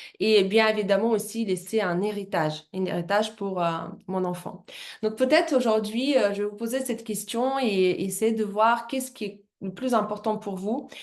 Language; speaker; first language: French; non-native, fluent; Russian